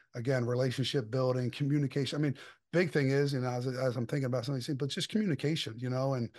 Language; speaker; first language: English; native; English